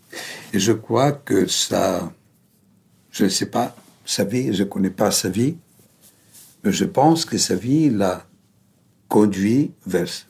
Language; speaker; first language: French; non-native, fluent; Greek